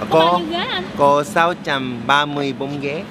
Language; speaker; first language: Vietnamese; non-native, learner; Korean